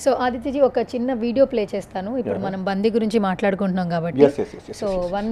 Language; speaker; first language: Telugu; native; Telugu